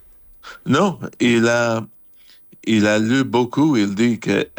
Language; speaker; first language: French; non-native, fluent; English